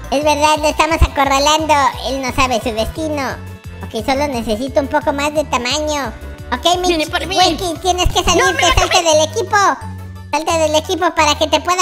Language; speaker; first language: Spanish; native; Spanish